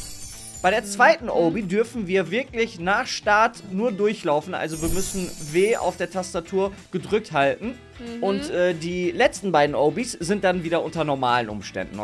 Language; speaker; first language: German; native; German